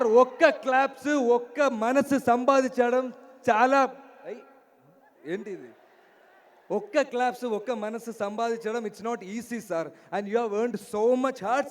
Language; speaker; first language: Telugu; non-native, learner; Malayalam